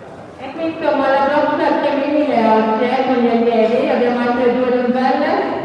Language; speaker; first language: Italian; native; Italian